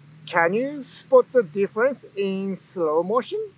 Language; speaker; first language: English; non-native, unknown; Japanese